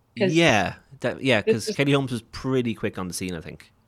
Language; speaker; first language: English; native; English